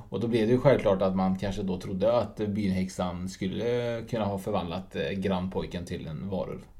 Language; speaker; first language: Swedish; native; Swedish